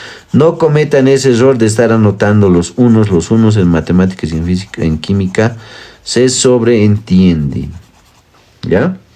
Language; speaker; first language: Spanish; native; Spanish